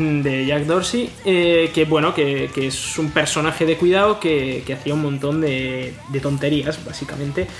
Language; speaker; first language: Spanish; native; Spanish